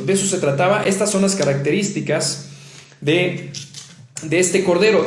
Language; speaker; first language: Spanish; native; Spanish